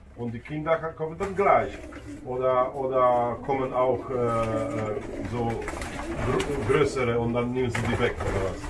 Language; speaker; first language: German; non-native, fluent; Polish